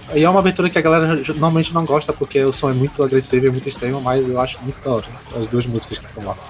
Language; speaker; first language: Portuguese; native; Portuguese